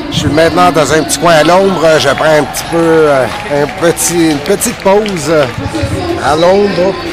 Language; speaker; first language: French; native; French